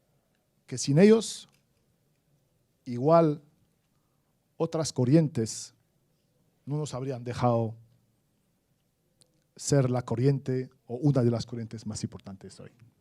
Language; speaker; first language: Spanish; non-native, fluent; Arabic